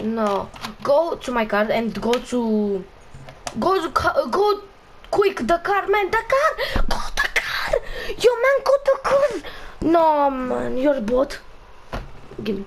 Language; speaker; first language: English; non-native, learner; Romanian